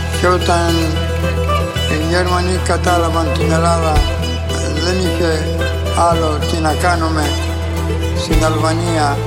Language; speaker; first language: Greek; non-native, local second language; Ladino